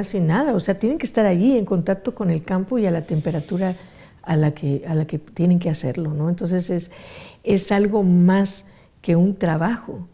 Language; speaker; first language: Spanish; native; Spanish